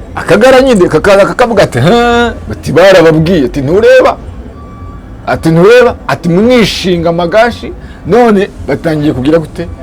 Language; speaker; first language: Kinyarwanda; native; Kinyarwanda